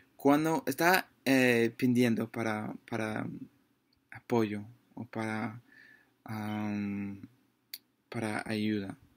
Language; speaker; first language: Spanish; non-native, learner; English